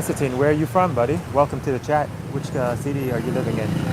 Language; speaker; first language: English; native; English